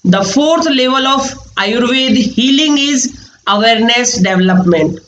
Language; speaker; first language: English; non-native, local second language; Gujarati